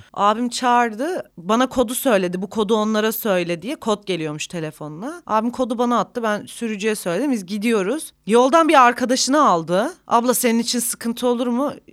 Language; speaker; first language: Turkish; native; Turkish